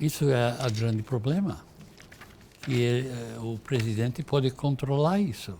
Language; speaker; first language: Portuguese; non-native, fluent; English